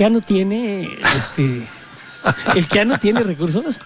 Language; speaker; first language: Spanish; native; Spanish